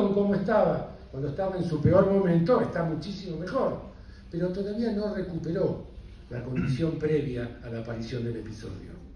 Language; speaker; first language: Spanish; native; Spanish